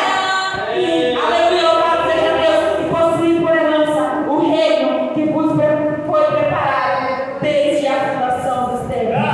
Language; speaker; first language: Portuguese; native; Portuguese